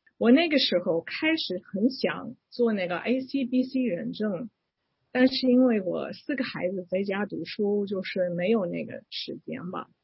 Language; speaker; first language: Chinese; non-native, fluent; English